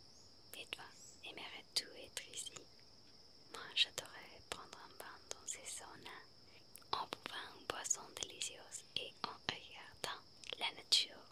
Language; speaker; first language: French; non-native, fluent; Spanish